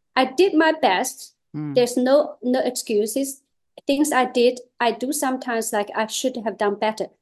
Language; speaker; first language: English; non-native, learner; Chinese